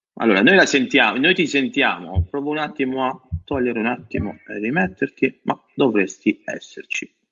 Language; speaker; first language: Italian; native; Italian